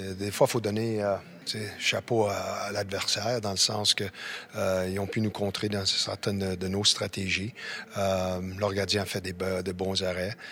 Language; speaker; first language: French; native; French